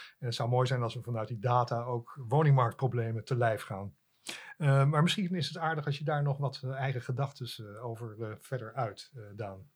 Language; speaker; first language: Dutch; native; Dutch